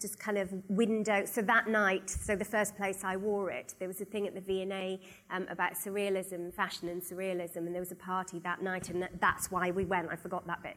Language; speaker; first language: English; native; English